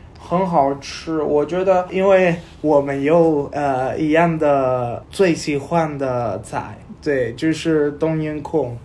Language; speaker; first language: Chinese; non-native, learner; Spanish